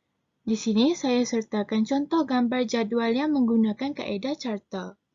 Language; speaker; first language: Malay; native; Malay